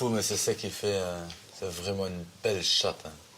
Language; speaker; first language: French; native; French